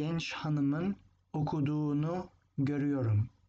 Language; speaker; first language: Turkish; non-native, fluent; English